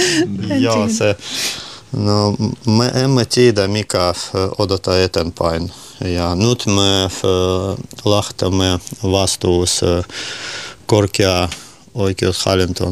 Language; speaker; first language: Finnish; non-native, learner; Russian